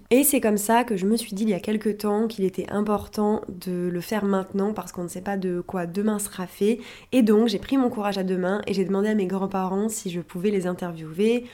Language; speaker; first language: French; native; French